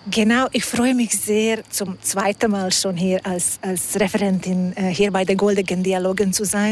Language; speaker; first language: German; non-native, fluent; Hungarian